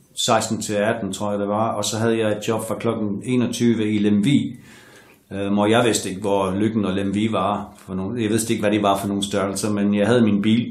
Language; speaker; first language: Danish; non-native, fluent; English